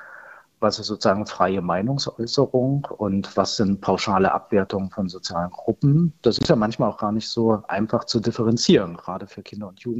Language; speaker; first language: German; native; German